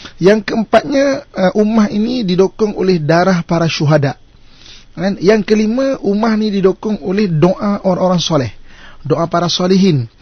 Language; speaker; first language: Malay; native; Malay